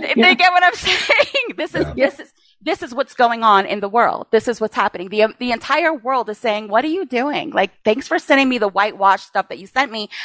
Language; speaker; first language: English; early bilingual, other home language; Spanish